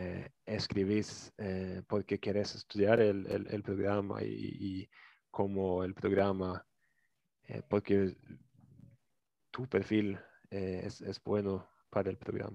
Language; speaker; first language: Spanish; non-native, fluent; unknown